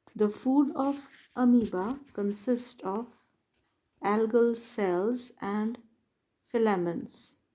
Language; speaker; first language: English; non-native, local second language; Hindi